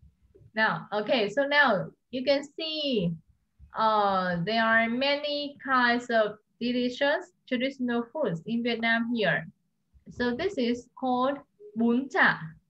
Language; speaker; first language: English; non-native, fluent; Vietnamese